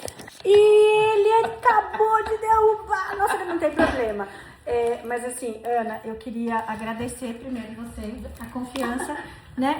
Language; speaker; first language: Portuguese; native; Portuguese